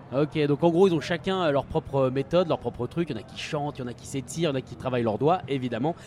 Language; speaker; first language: French; native; French